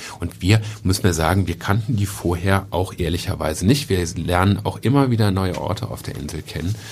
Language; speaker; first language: German; native; German